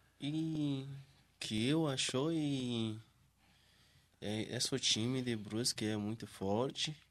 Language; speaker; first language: Portuguese; non-native, learner; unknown